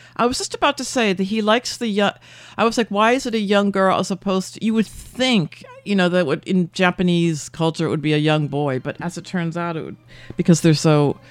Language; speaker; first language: English; native; English